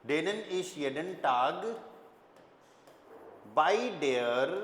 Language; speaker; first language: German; non-native, fluent; Hindi